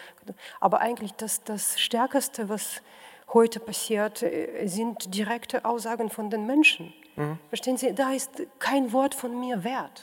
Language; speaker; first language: German; non-native, fluent; Russian